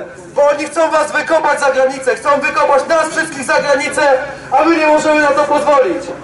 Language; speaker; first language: Polish; native; Polish